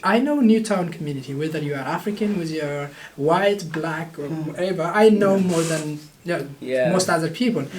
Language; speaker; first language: English; non-native, fluent; Oromo